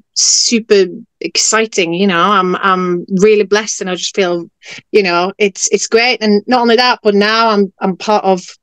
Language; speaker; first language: English; non-native, fluent; Norwegian